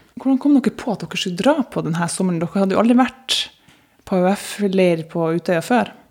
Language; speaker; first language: Norwegian; native; Norwegian